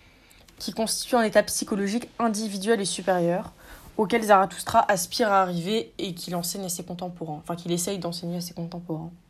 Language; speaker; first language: French; native; French